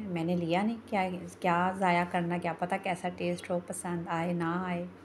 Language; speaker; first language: Urdu; non-native, local second language; Pahari-Potwari